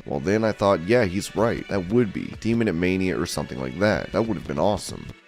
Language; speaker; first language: English; native; English